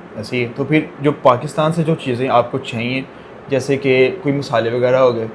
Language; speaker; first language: Urdu; non-native, local second language; Punjabi